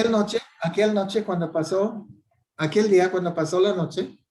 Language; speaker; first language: Spanish; non-native, fluent; English